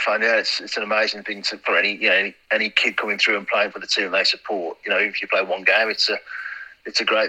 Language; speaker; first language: English; native; English